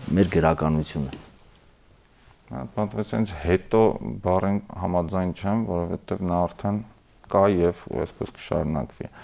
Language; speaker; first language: Armenian; native; Armenian